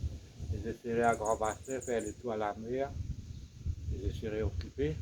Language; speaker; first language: French; non-native, local second language; Morisyen